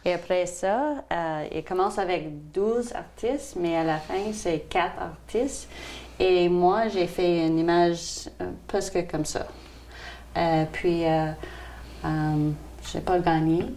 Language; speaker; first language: French; non-native, local second language; English